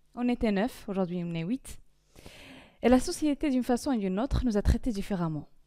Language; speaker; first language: French; non-native, local second language; Arabic